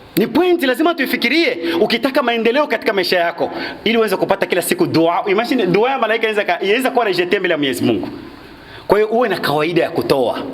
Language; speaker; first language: Swahili; native; Swahili